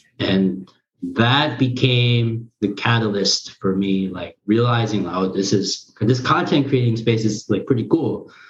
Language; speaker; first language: English; early bilingual, other home language; Korean